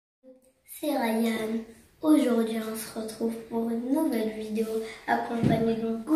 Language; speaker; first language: French; native; French